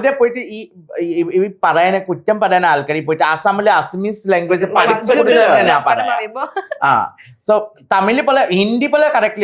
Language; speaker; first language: Malayalam; non-native, local second language; Assamese